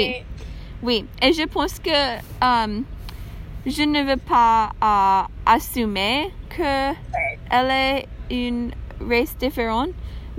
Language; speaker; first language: French; non-native, learner; English